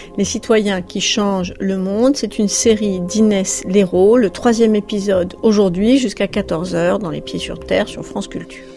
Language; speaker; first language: French; native; French